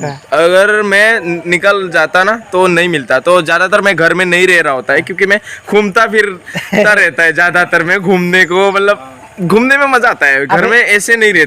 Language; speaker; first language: Hindi; non-native, local second language; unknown